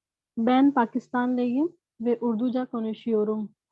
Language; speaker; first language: Turkish; non-native, learner; Urdu